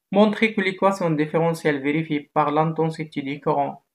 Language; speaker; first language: French; non-native, local second language; Arabic